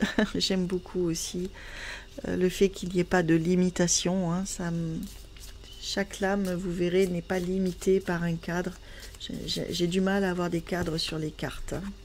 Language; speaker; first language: French; native; French